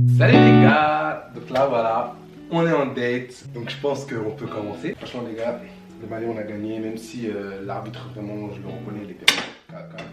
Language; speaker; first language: French; early bilingual, other home language; Bambara